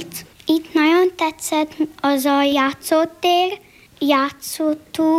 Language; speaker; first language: Hungarian; non-native, local second language; Slovenian